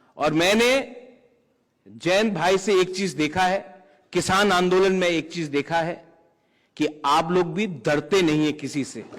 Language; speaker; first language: Hindi; non-native, local second language; Kok Borok